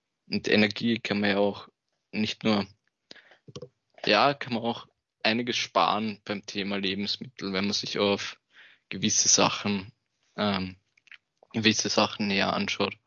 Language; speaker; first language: German; native; German